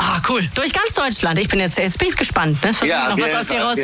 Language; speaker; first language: German; native; German